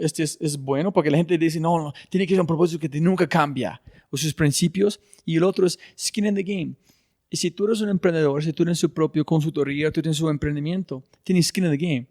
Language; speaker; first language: Spanish; non-native, fluent; English